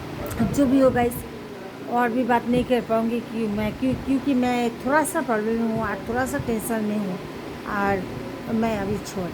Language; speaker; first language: Hindi; non-native, local second language; Bangla